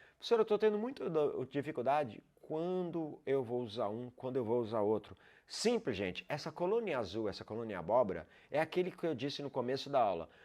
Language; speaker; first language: Portuguese; non-native, fluent; English